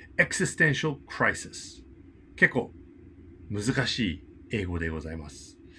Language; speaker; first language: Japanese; non-native, fluent; English